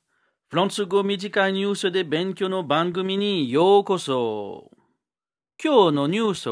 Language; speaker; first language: Japanese; non-native, learner; French